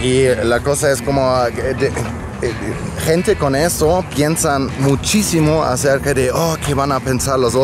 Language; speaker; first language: Spanish; non-native, fluent; German